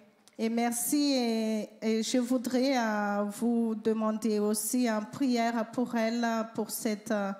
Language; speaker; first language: French; non-native, learner; Malagasy